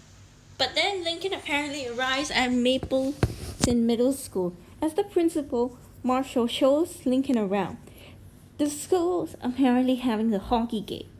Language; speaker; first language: English; native; English